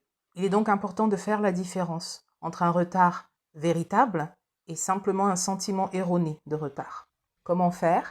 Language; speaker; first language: French; native; French